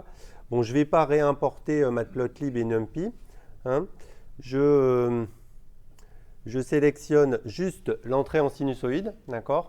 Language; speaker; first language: French; native; French